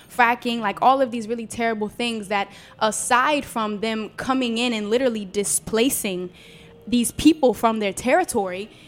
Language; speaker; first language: English; native; English